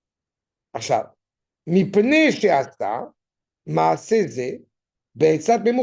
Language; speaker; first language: Hebrew; non-native, fluent; French